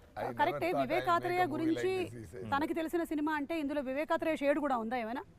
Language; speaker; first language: Telugu; native; Telugu